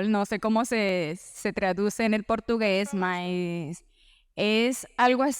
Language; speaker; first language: Portuguese; non-native, learner; Spanish